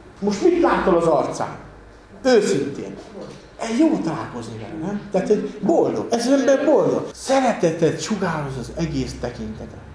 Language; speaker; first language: Hungarian; native; Hungarian